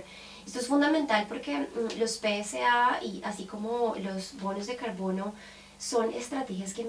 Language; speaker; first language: Spanish; native; Spanish